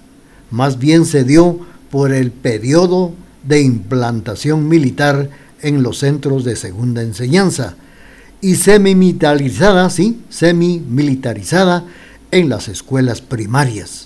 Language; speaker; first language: Spanish; native; Spanish